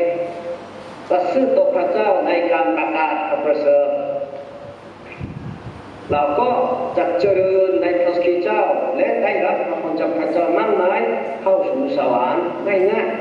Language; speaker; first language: Thai; non-native, fluent; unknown